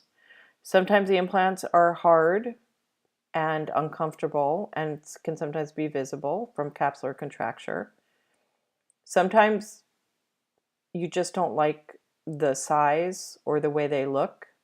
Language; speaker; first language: English; native; English